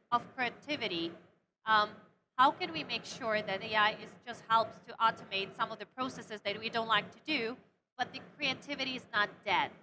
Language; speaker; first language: English; non-native, fluent; Ukrainian